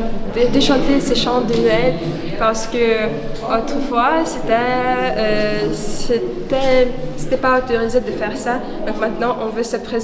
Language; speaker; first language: French; non-native, fluent; Ukrainian